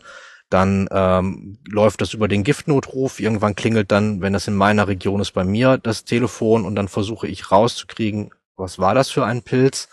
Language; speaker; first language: German; native; German